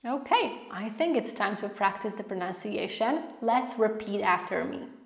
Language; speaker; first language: English; non-native, fluent; Polish